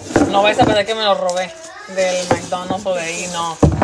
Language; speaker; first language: Spanish; native; Spanish